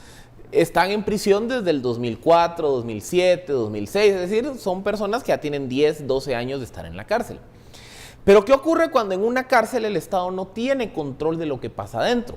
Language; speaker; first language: Spanish; native; Spanish